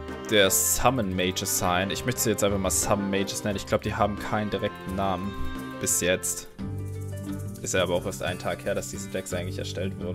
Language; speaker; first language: German; native; German